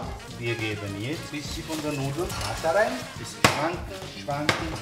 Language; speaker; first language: German; non-native, fluent; Italian